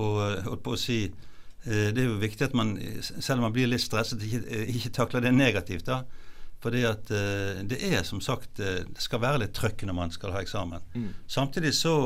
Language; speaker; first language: Norwegian; native; Norwegian